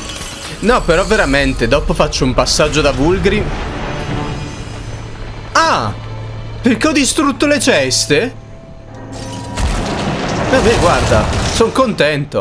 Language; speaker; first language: Italian; native; Italian